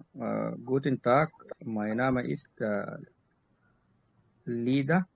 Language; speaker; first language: German; non-native, learner; Arabic